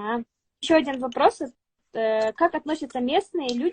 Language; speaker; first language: Russian; native; Russian